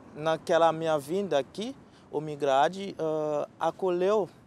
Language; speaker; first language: Portuguese; non-native, fluent; Haitian Creole